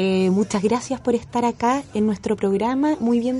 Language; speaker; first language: Spanish; native; Spanish